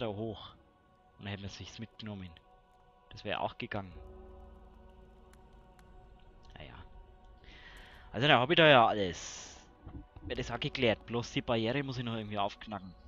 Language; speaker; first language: German; native; German